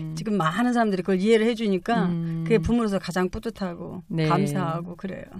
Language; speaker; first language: Korean; native; Korean